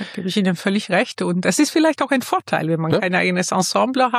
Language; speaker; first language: German; non-native, fluent; Italian